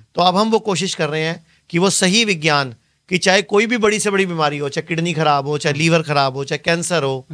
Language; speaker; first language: Hindi; native; Hindi